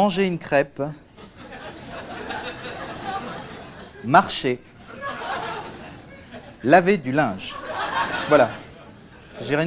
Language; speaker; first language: French; native; French